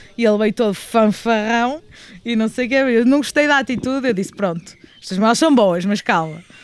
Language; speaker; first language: Portuguese; native; Portuguese